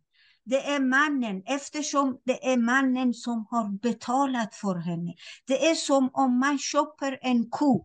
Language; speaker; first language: Swedish; non-native, fluent; Persian